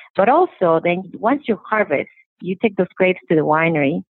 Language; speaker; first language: English; non-native, fluent; Spanish